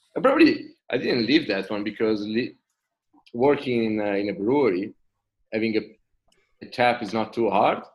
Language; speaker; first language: English; non-native, fluent; Italian